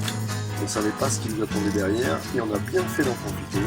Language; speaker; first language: French; native; French